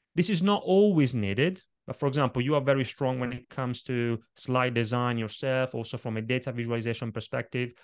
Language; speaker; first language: English; non-native, fluent; Italian